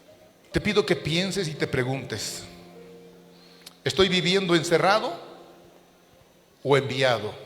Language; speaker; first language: Spanish; native; Spanish